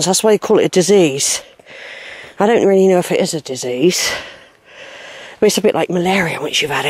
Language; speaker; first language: English; native; English